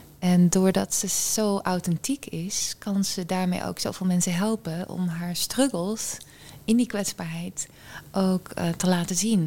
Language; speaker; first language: Dutch; early bilingual, heritage; Dutch